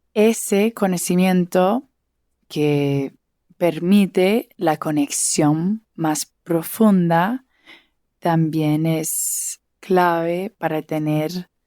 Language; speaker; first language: Spanish; early bilingual, heritage; English